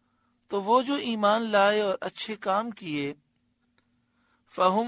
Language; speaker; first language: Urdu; native; Urdu